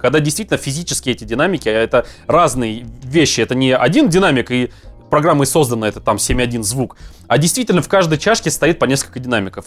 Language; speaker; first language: Russian; native; Russian